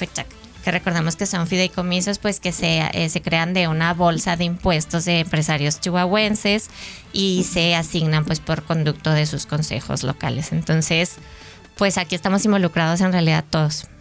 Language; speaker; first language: Spanish; native; Spanish